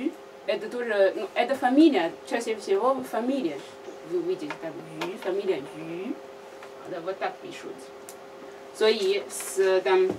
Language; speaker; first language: Russian; non-native, learner; Chinese